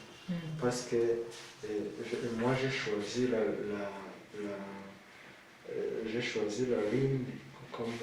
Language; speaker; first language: French; non-native, local second language; Rundi